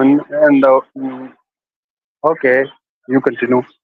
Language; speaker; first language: English; non-native, learner; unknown